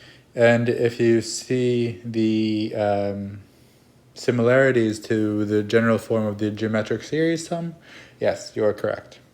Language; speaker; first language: English; native; English